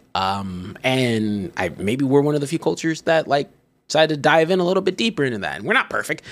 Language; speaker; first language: English; native; English